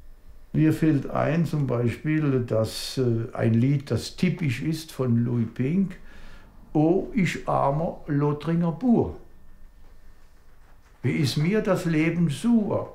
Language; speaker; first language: German; non-native, local second language; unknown